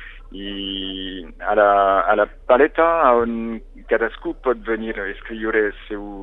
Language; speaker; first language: Catalan; non-native, fluent; French